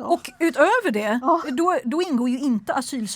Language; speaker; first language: Swedish; native; Swedish